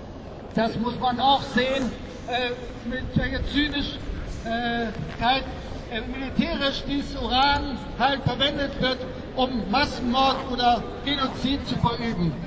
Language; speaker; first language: German; native; German